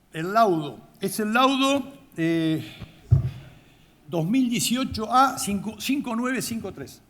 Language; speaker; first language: Spanish; native; Spanish